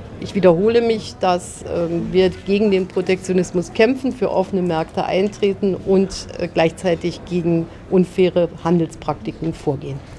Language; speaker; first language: German; native; German